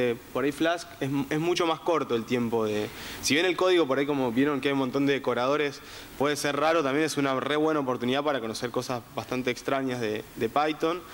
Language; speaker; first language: Spanish; native; Spanish